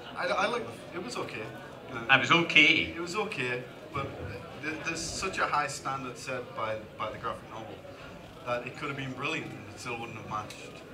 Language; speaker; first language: English; native; English